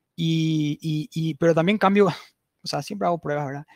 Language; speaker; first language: Spanish; native; Spanish